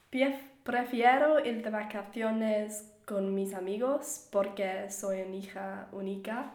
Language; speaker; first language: Spanish; non-native, learner; English